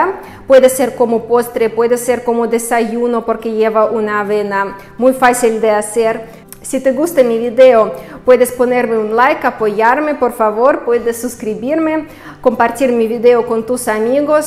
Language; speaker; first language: Spanish; non-native, fluent; Russian